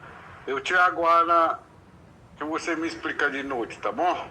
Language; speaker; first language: Portuguese; non-native, local second language; Kayapó